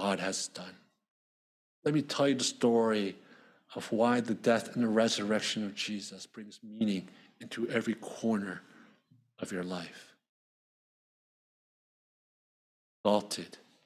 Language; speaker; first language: English; native; English